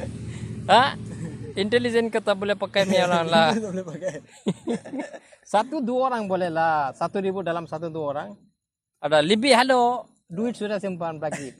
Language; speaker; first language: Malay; non-native, learner; Bangla